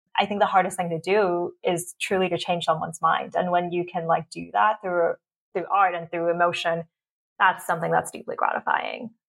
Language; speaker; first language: English; early bilingual, other home language; Cantonese